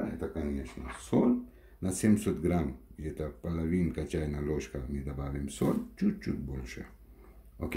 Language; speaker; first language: Russian; non-native, learner; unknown